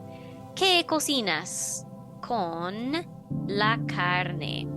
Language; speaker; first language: Spanish; non-native, fluent; English